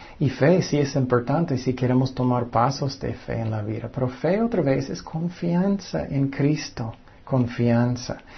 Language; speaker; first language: Spanish; non-native, fluent; English